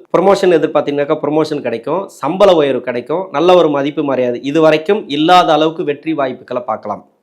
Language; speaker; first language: Tamil; native; Tamil